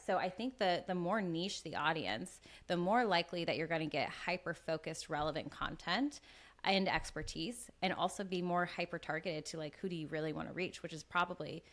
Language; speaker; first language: English; native; English